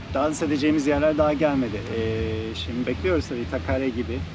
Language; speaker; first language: Turkish; native; Turkish